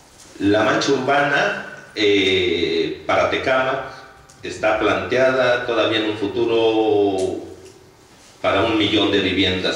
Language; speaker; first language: Spanish; native; Spanish